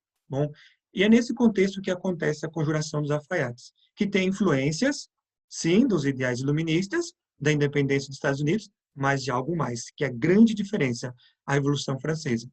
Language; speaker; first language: Portuguese; native; Portuguese